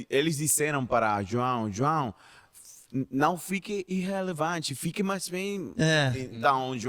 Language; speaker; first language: Portuguese; non-native, learner; Spanish